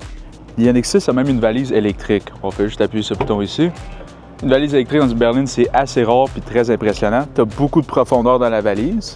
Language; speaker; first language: French; native; French